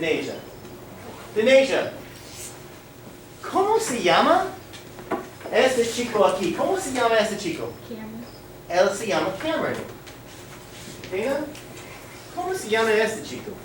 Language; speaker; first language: Spanish; non-native, fluent; English